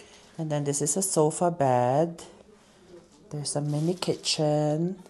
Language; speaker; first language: English; non-native, local second language; Filipino